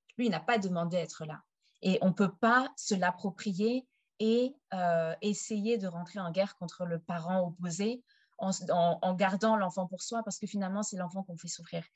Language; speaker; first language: French; native; French